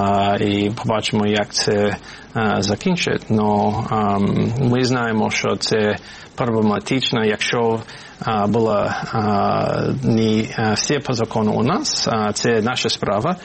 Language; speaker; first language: Ukrainian; non-native, fluent; English